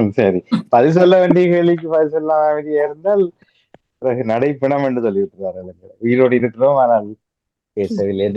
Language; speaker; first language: Tamil; native; Tamil